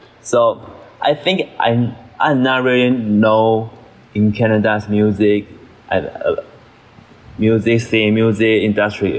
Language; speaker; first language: English; non-native, learner; Chinese